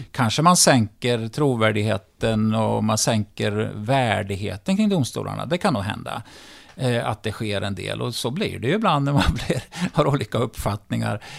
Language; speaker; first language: Swedish; native; Swedish